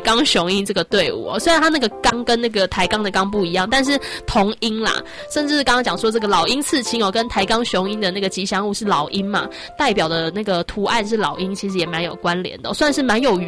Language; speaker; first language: Chinese; native; Chinese